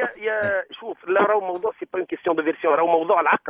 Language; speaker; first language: Arabic; native; Arabic